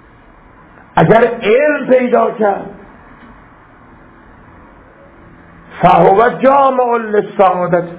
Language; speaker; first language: Persian; native; Persian